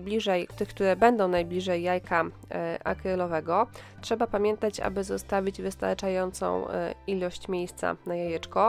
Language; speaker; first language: Polish; native; Polish